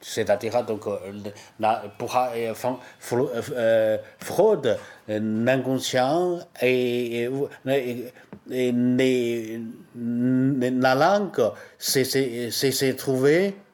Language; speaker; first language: French; non-native, learner; Chinese